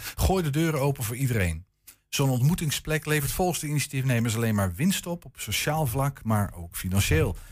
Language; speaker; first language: Dutch; native; Dutch